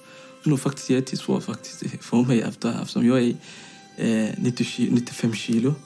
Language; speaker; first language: Swedish; non-native, fluent; Somali